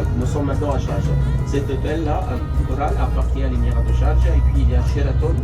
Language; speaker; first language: French; non-native, fluent; Arabic